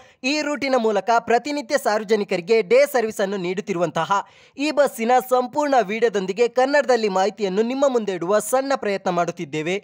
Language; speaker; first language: Kannada; native; Kannada